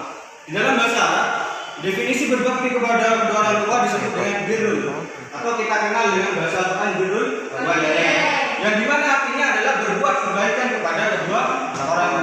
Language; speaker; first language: Indonesian; native; Indonesian